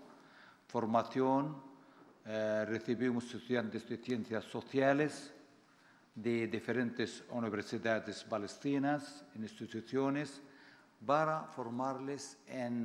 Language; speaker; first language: Spanish; non-native, fluent; Arabic